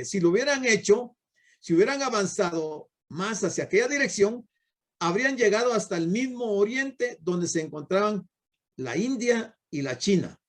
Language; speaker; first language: Spanish; native; Spanish